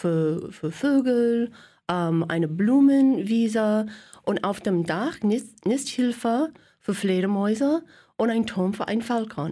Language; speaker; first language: German; non-native, fluent; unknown